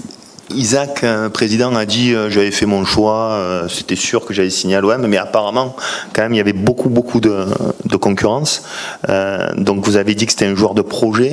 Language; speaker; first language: French; native; French